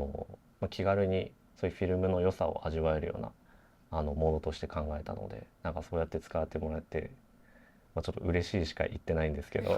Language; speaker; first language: Japanese; native; Japanese